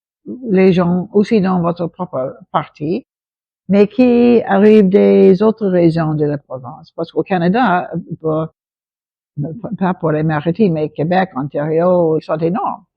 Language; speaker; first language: French; non-native, local second language; English